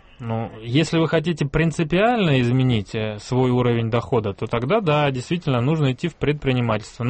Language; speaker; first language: Russian; native; Russian